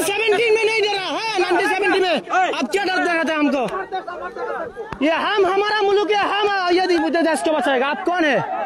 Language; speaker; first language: Hindi; non-native, learner; Bangla